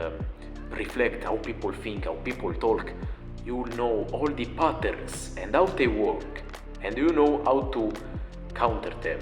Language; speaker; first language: English; non-native, fluent; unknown